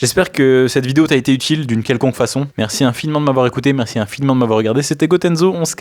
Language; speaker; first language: French; native; French